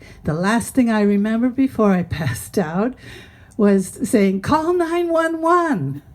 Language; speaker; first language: English; native; English